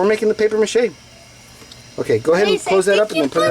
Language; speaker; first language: English; native; English